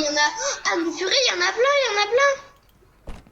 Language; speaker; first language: French; native; French